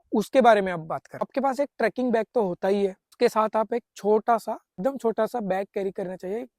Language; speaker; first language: Hindi; non-native, local second language; Marathi